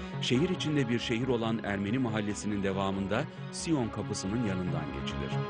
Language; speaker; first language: Turkish; native; Turkish